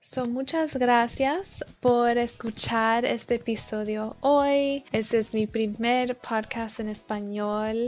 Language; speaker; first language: Spanish; early bilingual, heritage; Spanish